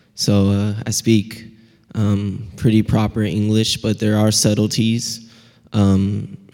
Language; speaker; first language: English; native; English